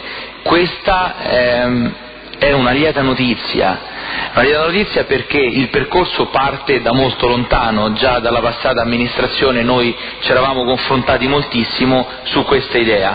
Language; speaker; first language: Italian; native; Italian